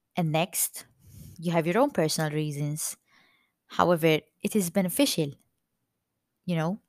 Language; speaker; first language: English; non-native, fluent; Maltese